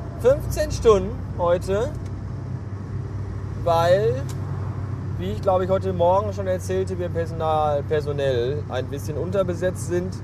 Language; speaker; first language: German; native; German